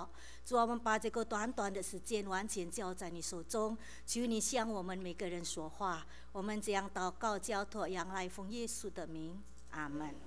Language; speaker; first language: Chinese; native; Chinese